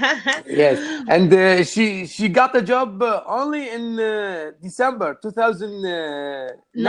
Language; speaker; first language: English; non-native, learner; Arabic